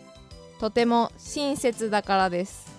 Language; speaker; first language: Japanese; non-native, learner; English